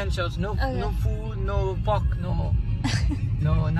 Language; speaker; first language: English; non-native, learner; French